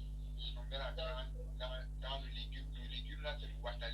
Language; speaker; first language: French; non-native, learner; English